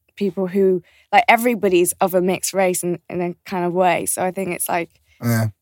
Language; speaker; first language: English; native; English